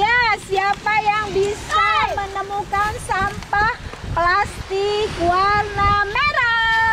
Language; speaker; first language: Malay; non-native, learner; English